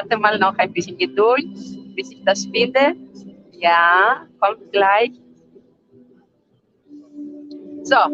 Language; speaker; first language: German; non-native, fluent; Greek